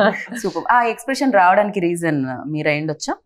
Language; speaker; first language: Telugu; native; Telugu